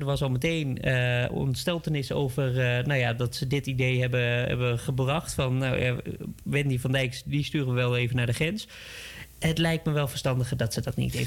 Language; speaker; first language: Dutch; native; Dutch